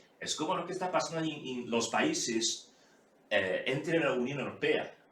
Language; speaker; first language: Spanish; non-native, fluent; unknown